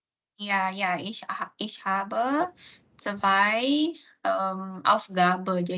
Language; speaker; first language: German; non-native, fluent; Indonesian